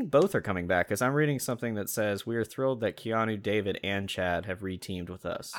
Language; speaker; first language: English; native; English